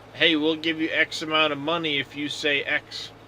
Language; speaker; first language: English; native; English